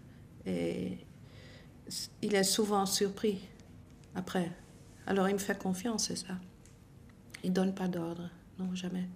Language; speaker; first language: French; non-native, fluent; Dutch